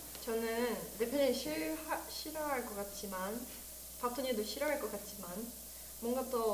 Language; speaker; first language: Korean; early bilingual, heritage; Korean